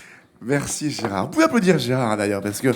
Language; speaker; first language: French; native; French